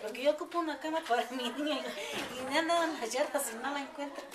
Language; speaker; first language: Spanish; native; Spanish